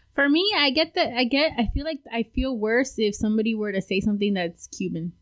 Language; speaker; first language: English; early bilingual, other home language; Spanish